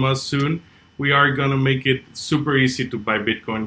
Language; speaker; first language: English; non-native, fluent; Spanish